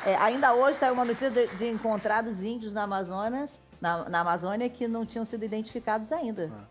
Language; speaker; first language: Portuguese; native; Portuguese